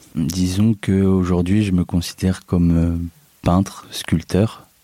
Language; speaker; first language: French; native; French